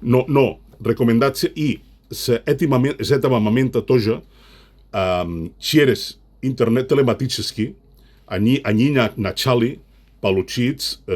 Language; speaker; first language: Russian; non-native, fluent; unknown